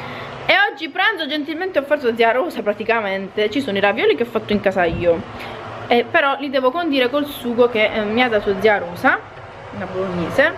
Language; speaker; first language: Italian; native; Italian